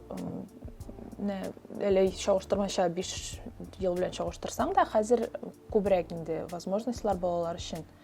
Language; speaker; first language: Tatar; native; Tatar